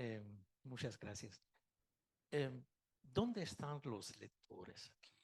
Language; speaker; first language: Spanish; non-native, fluent; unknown